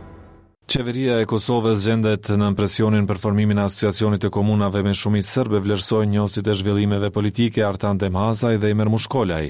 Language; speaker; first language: Albanian; native; Albanian